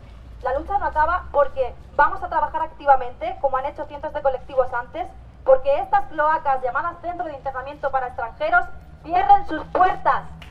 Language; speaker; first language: Spanish; native; Spanish